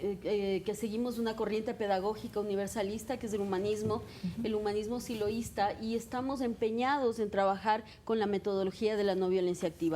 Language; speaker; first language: Spanish; native; Spanish